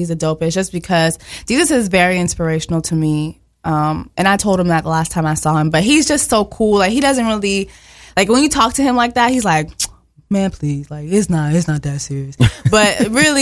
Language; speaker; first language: English; early bilingual, other home language; Haitian Creole